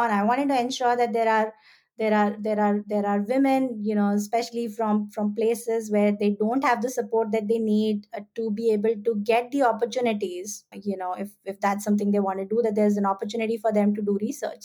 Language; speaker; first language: English; non-native, local second language; Hindi